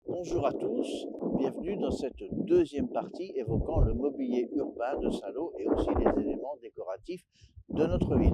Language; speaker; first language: French; native; French